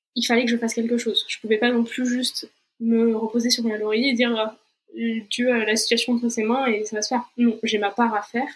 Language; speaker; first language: French; non-native, fluent; Portuguese